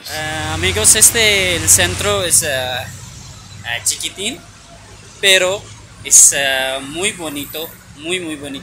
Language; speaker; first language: Spanish; non-native, learner; Urdu